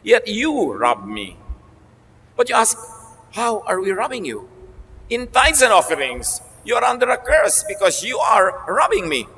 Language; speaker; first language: English; non-native, local second language; Filipino